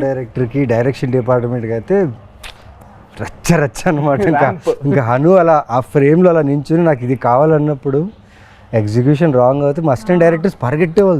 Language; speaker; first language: Telugu; native; Telugu